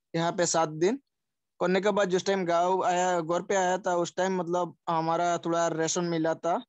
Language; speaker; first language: Hindi; non-native, local second language; Sylheti